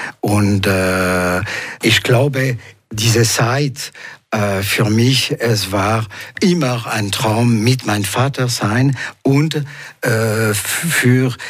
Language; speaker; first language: German; non-native, local second language; French